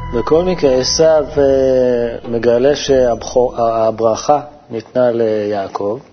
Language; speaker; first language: Hebrew; native; Hebrew